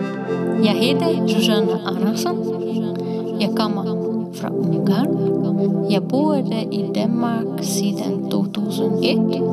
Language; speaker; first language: Danish; non-native, learner; Hungarian